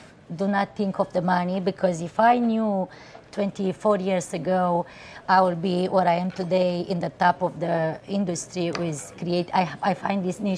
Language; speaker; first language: English; non-native, fluent; Romanian